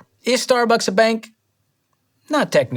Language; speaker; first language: English; native; English